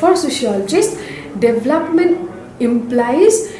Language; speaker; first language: English; non-native, local second language; Assamese